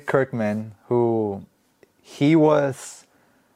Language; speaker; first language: English; non-native, fluent; Spanish